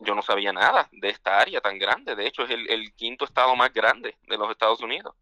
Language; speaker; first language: Spanish; native; Spanish